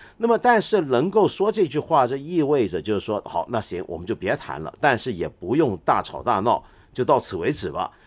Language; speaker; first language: Chinese; non-native, local second language; Cantonese